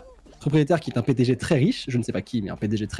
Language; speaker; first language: French; native; French